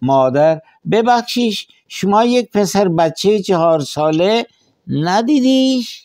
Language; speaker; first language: Persian; non-native, fluent; Urdu